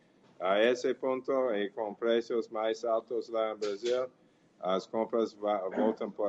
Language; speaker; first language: Portuguese; non-native, fluent; English